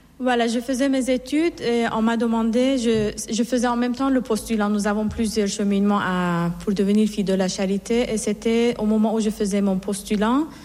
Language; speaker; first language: French; non-native, fluent; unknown